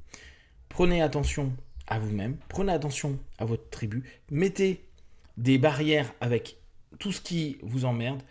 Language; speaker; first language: French; native; French